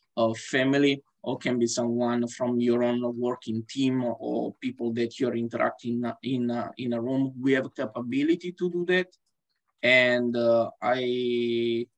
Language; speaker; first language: English; non-native, fluent; Italian